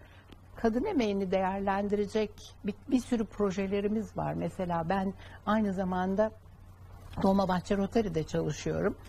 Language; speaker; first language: Turkish; native; Turkish